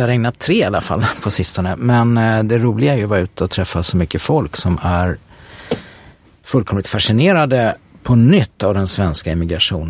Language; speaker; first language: Swedish; native; Swedish